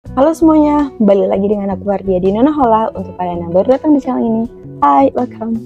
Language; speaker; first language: Indonesian; native; Indonesian